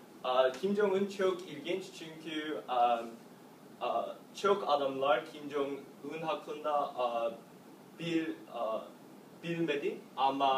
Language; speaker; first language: Turkish; non-native, learner; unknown